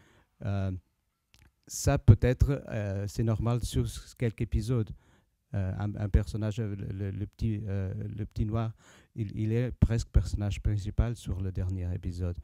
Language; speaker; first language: French; non-native, learner; Portuguese